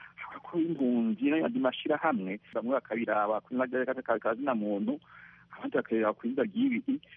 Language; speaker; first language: Rundi; native; Rundi